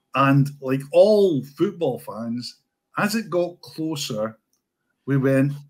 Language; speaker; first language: English; native; English